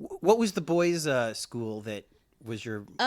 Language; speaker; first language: English; native; English